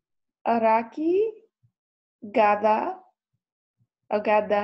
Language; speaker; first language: Arabic; non-native, learner; English